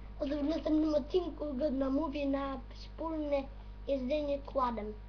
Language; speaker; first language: Polish; native; Polish